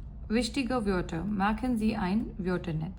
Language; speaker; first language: German; non-native, learner; Gujarati